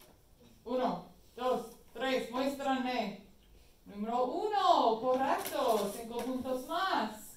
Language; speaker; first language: Spanish; non-native, fluent; English